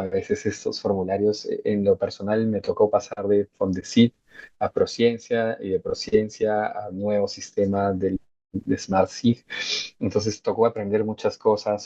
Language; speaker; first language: Spanish; native; Spanish